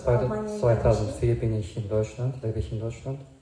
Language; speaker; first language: German; non-native, fluent; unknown